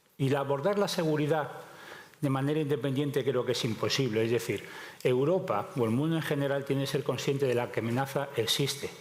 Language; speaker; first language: Spanish; native; Spanish